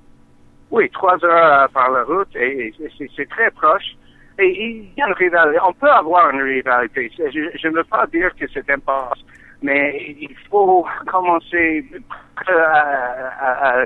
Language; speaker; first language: French; non-native, learner; English